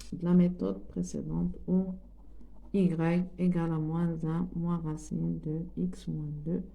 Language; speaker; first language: French; non-native, local second language; Arabic